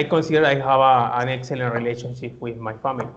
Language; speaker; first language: English; non-native, learner; Spanish